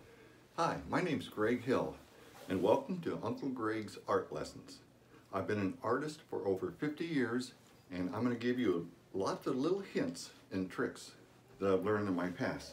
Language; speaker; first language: English; native; English